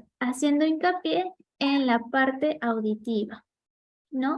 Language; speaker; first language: Spanish; native; Spanish